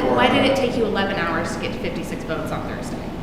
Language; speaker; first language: English; native; English